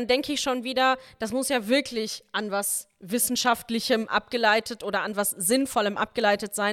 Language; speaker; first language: German; native; German